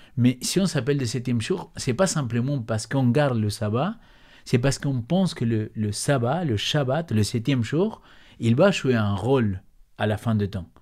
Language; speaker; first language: French; non-native, fluent; Spanish